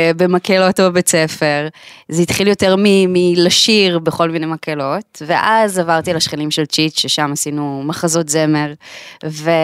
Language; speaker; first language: Hebrew; native; Hebrew